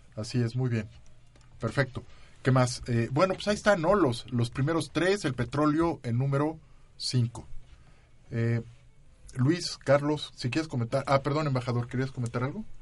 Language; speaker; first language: Spanish; native; Spanish